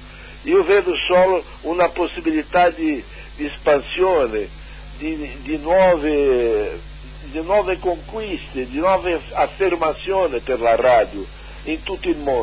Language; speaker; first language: Italian; non-native, fluent; Portuguese